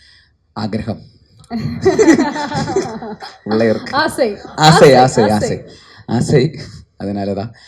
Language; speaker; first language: Tamil; non-native, learner; Malayalam